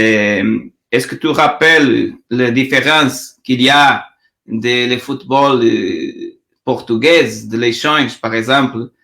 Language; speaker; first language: French; non-native, learner; Portuguese